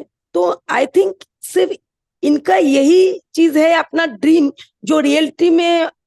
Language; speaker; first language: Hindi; non-native, local second language; Bangla